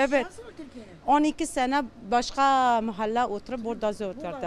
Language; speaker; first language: Turkish; non-native, learner; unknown